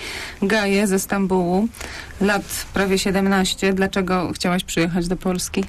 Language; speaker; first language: Polish; native; Polish